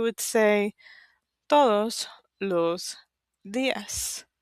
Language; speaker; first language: Spanish; non-native, fluent; English